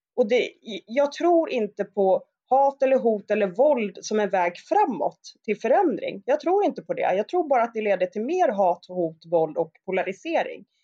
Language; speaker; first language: Swedish; native; Swedish